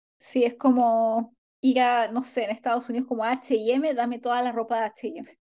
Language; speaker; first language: Spanish; native; Spanish